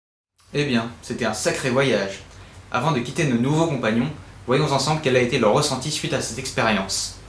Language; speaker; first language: French; native; French